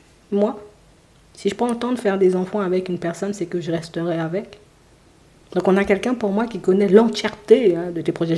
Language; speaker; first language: French; native; French